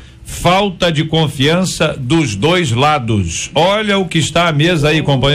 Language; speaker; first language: Portuguese; native; Portuguese